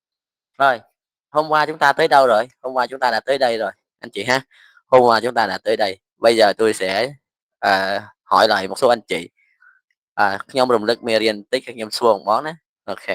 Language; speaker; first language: Vietnamese; non-native, fluent; Khmer